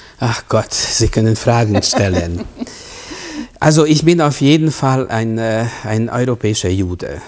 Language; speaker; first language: German; non-native, fluent; Hungarian